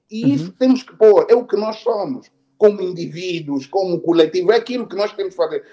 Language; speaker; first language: Portuguese; native; Portuguese